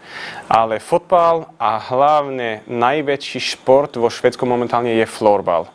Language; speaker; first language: Slovak; non-native, fluent; Swedish